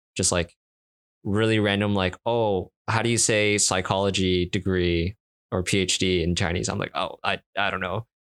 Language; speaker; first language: English; native; English